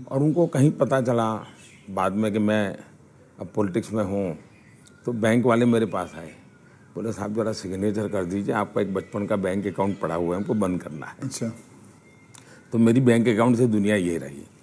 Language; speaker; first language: Hindi; non-native, local second language; Gujarati